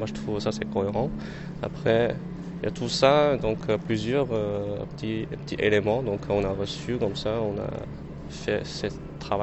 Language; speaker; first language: French; non-native, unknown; Chinese